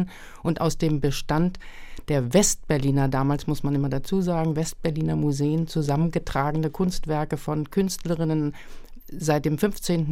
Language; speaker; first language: German; native; German